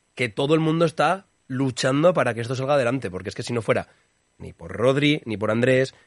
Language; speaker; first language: Spanish; native; Spanish